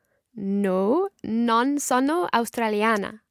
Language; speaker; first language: Italian; non-native, learner; English